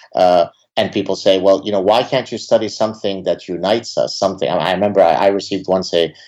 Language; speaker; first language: English; early bilingual, other home language; Arabic